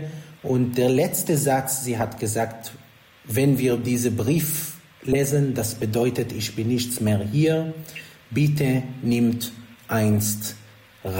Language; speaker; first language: German; non-native, learner; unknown